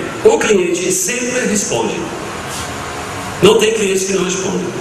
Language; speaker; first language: Portuguese; non-native, fluent; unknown